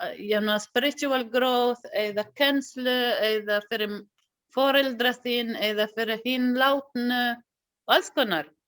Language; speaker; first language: Icelandic; non-native, learner; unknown